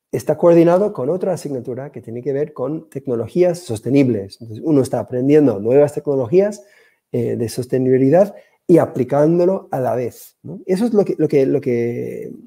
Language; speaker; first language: Spanish; non-native, fluent; English